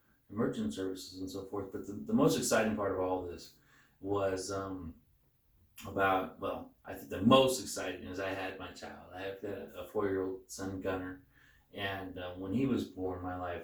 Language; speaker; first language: English; native; English